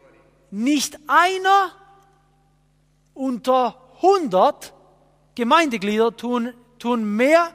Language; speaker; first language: German; non-native, fluent; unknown